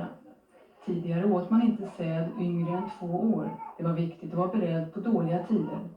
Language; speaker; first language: Swedish; native; Swedish